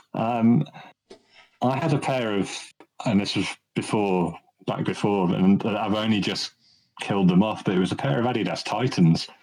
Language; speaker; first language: English; native; English